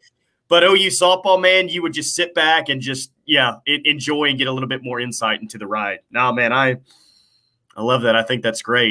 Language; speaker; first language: English; native; English